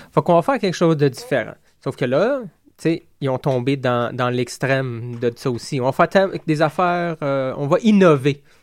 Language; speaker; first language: French; native; French